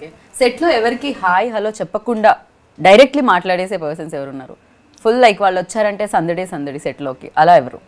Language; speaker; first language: Telugu; native; Telugu